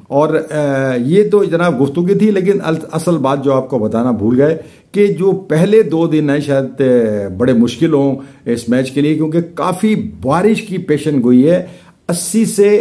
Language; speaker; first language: Urdu; native; Urdu